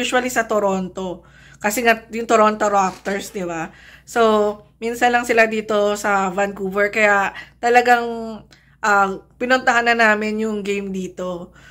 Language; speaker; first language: Filipino; non-native, local second language; Cebuano